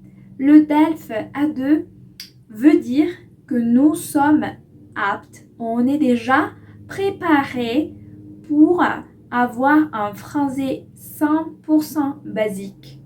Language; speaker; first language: French; non-native, fluent; Spanish